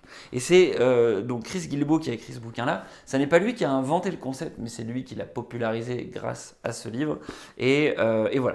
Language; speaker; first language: French; native; French